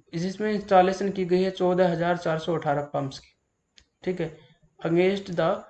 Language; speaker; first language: Hindi; native; Hindi